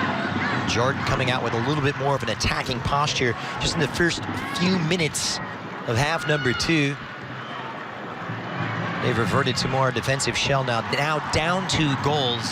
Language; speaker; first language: English; native; English